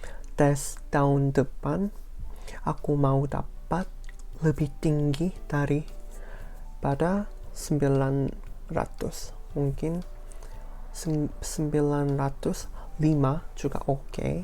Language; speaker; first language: Indonesian; non-native, fluent; Korean